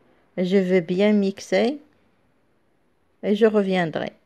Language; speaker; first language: French; non-native, local second language; Arabic